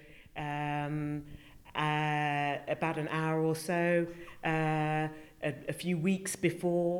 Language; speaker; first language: English; native; English